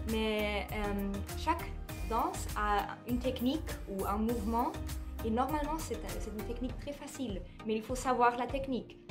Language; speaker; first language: French; non-native, fluent; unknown